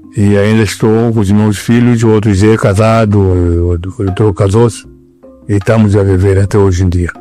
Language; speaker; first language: Portuguese; non-native, local second language; Yao